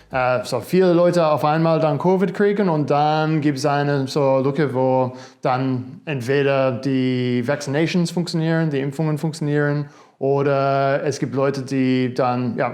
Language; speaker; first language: German; non-native, fluent; English